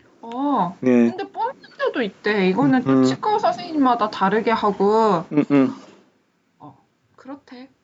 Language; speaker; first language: Korean; early bilingual, heritage; Korean